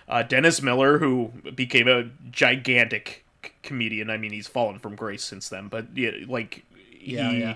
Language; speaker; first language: English; native; English